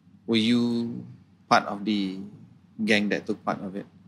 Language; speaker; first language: English; non-native, local second language; Malay